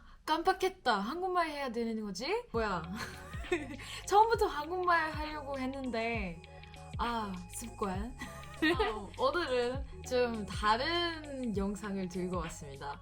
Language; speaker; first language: Korean; non-native, fluent; English